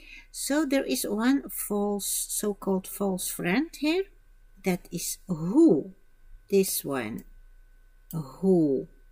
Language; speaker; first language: English; non-native, fluent; Dutch